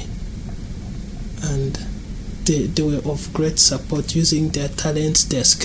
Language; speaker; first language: English; non-native, local second language; Kinyarwanda